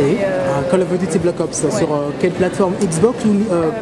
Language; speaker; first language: French; native; French